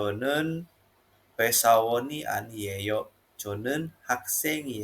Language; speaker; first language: Korean; non-native, fluent; Indonesian